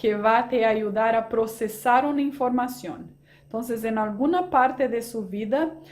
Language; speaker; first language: Spanish; non-native, fluent; Portuguese